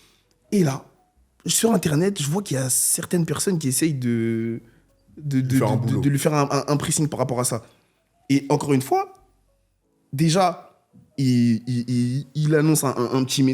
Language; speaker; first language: French; native; French